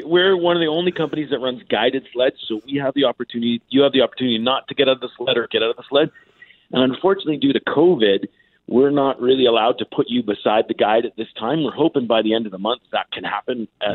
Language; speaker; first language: English; native; English